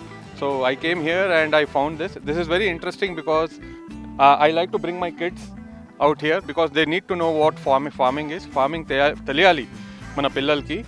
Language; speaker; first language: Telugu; non-native, local second language; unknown